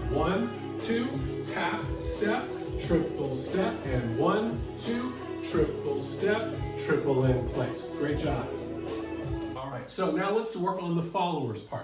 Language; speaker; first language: English; native; English